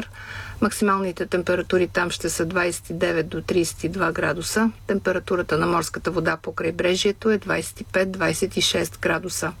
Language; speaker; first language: Bulgarian; native; Bulgarian